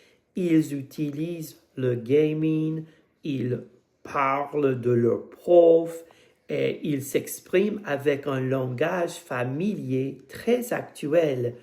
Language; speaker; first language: French; non-native, fluent; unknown